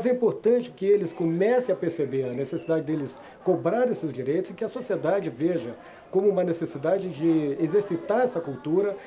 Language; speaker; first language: Portuguese; native; Portuguese